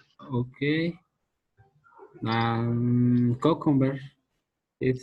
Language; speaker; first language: English; non-native, learner; Spanish